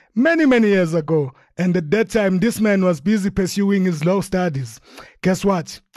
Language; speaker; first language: English; non-native, local second language; Zulu